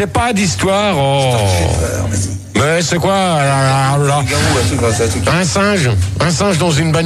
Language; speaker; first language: French; native; French